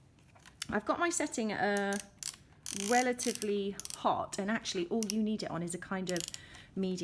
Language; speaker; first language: English; native; English